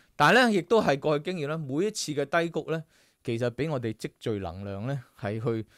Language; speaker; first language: Cantonese; native; Cantonese